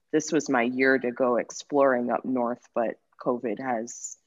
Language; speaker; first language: English; native; English